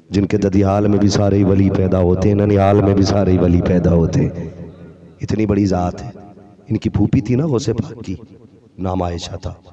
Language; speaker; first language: Urdu; native; Urdu